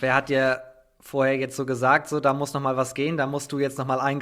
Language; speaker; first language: German; native; German